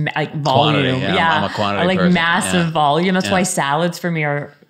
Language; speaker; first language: English; native; English